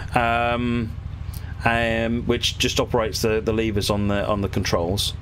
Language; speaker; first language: English; native; English